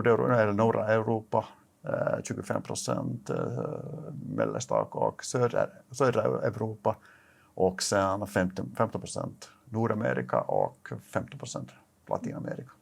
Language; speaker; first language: Swedish; non-native, local second language; Finnish